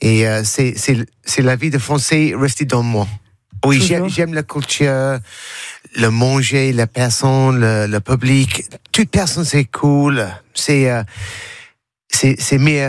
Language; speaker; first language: French; non-native, learner; English